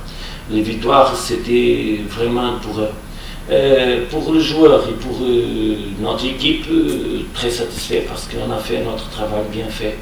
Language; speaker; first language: French; non-native, fluent; Portuguese